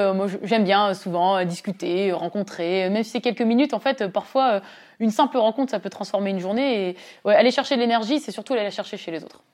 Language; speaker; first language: French; native; French